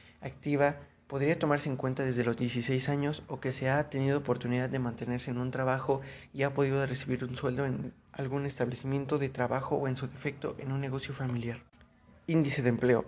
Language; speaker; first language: Spanish; native; Spanish